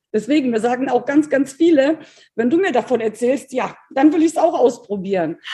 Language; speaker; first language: German; early bilingual, other home language; Polish